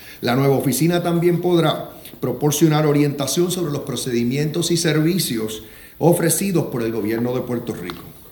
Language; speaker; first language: Spanish; native; Spanish